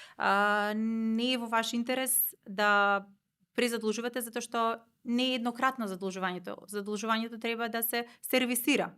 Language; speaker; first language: Macedonian; native; Macedonian